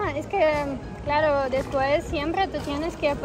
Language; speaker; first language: Spanish; non-native, learner; Ukrainian